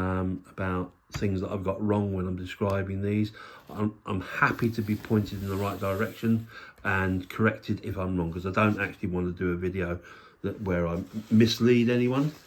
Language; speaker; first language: English; native; English